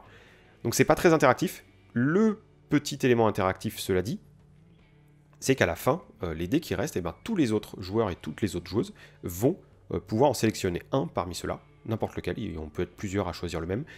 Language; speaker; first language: French; native; French